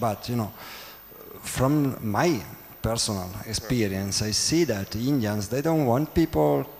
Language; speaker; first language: English; non-native, fluent; Italian